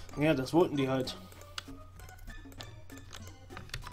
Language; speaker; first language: German; native; German